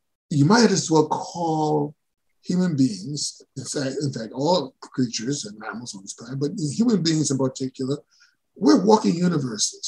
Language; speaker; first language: English; early bilingual, other home language; Spanish